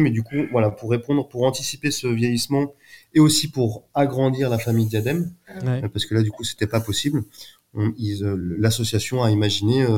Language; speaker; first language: French; native; French